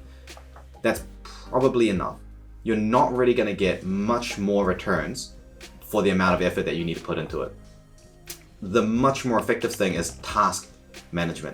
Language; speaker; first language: English; native; English